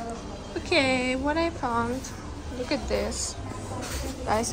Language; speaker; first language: English; non-native, learner; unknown